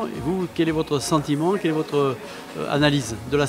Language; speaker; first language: French; native; French